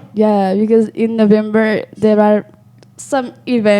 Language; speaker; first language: English; non-native, learner; Indonesian